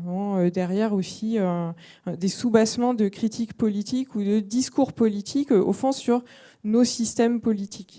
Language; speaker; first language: French; native; French